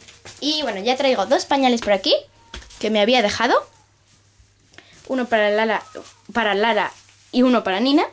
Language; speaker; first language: Spanish; native; Spanish